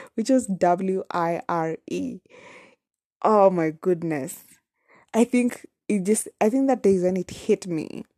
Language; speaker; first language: English; non-native, local second language; Kamba